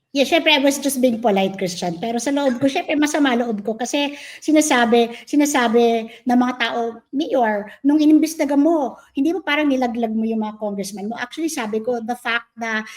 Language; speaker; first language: Filipino; native; Filipino